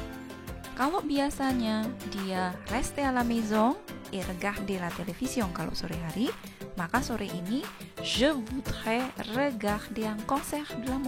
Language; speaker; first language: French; non-native, fluent; Indonesian